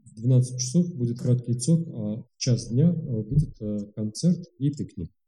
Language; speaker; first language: Russian; native; Russian